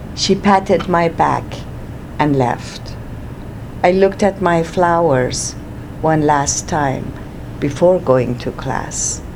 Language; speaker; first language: English; non-native, fluent; Persian